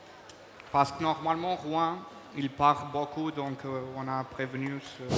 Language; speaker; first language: French; non-native, fluent; Portuguese